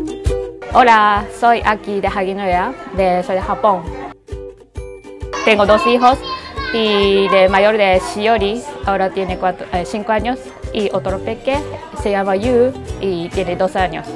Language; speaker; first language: Spanish; non-native, learner; Japanese